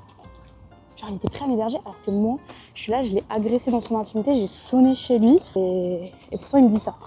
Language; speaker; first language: French; native; French